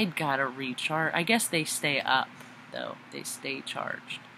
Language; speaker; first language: English; native; English